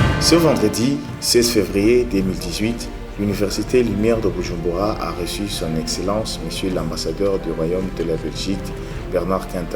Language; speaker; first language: French; non-native, local second language; Rundi